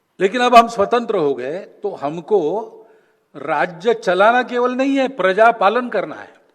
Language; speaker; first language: Hindi; non-native, local second language; Marathi